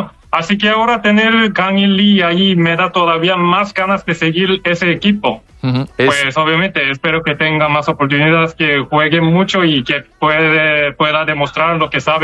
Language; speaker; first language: Spanish; non-native, learner; Korean